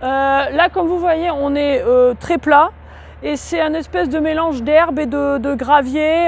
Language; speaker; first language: French; native; French